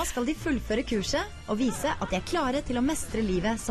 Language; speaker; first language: Norwegian; native; Norwegian